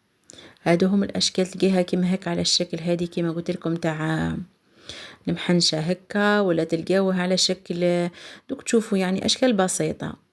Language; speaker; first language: Arabic; native; Arabic